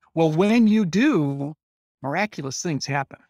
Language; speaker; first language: English; native; English